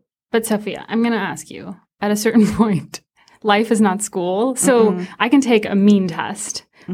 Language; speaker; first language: English; early bilingual, other home language; Persian